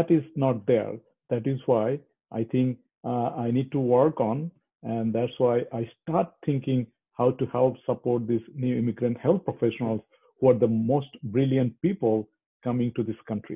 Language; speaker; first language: English; non-native, local second language; Bangla